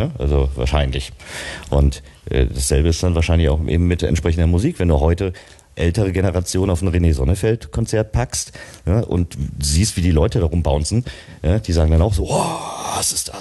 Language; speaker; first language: German; native; German